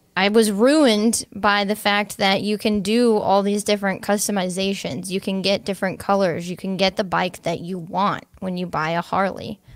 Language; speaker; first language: English; native; English